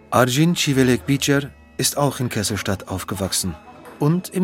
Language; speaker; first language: German; native; German